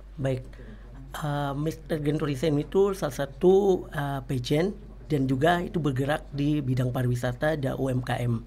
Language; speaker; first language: Indonesian; native; Indonesian